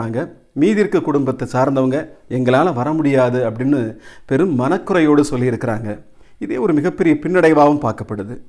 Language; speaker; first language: Tamil; native; Tamil